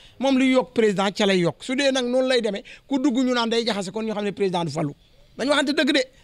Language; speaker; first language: Wolof; non-native, local second language; Fula